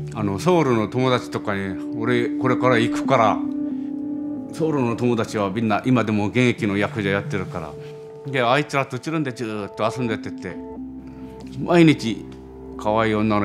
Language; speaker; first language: Japanese; non-native, fluent; Korean